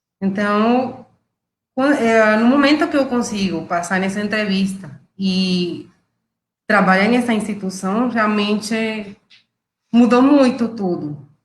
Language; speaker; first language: Portuguese; non-native, fluent; Spanish